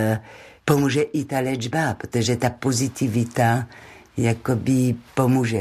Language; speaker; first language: Czech; non-native, learner; French